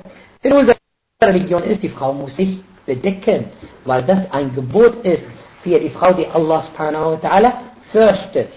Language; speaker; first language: German; non-native, fluent; Arabic